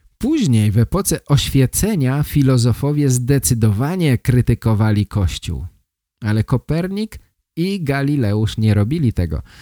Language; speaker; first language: Polish; native; Polish